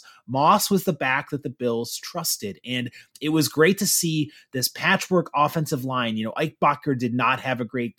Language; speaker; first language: English; native; English